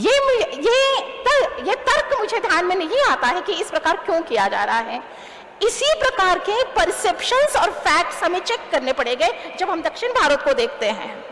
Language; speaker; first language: Hindi; non-native, local second language; Kannada